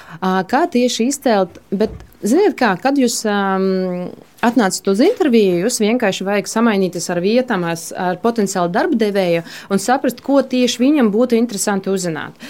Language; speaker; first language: Latvian; non-native, local second language; Russian